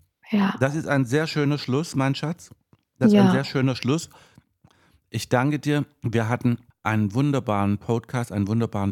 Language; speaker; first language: German; native; German